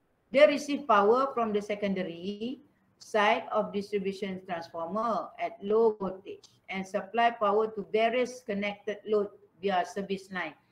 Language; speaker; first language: English; non-native, local second language; Malay